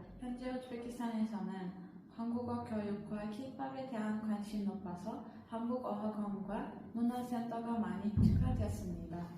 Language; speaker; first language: Korean; non-native, learner; Uzbek